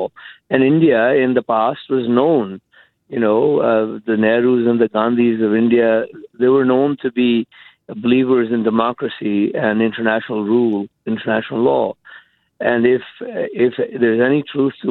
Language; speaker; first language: English; non-native, local second language; Punjabi